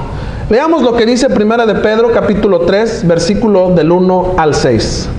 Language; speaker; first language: Spanish; native; Spanish